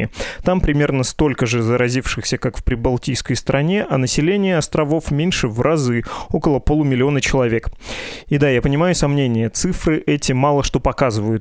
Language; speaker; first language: Russian; native; Russian